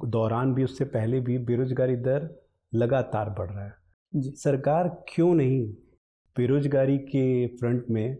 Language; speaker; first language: Hindi; native; Hindi